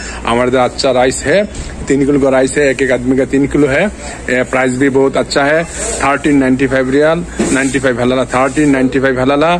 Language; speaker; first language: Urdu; non-native, learner; Bangla